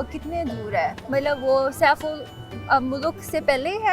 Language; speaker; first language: Hindi; non-native, fluent; Chinese